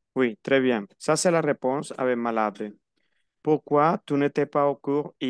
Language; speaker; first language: French; non-native, fluent; Spanish